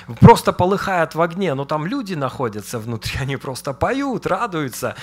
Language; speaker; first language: Russian; native; Russian